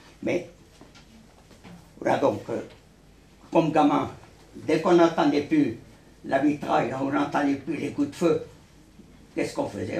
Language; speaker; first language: French; early bilingual, other home language; Spanish